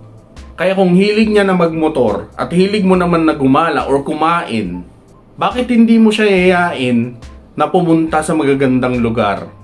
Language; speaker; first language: Filipino; native; Filipino